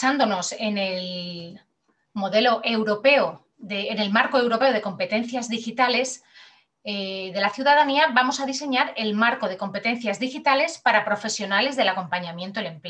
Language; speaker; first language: Spanish; native; Spanish